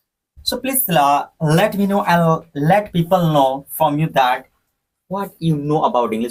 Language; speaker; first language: English; non-native, local second language; Odia